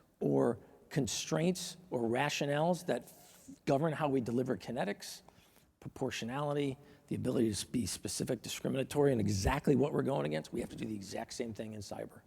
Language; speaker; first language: English; native; English